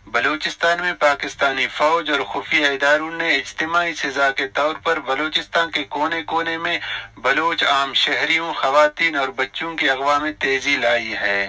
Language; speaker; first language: Urdu; non-native, local second language; Baluchi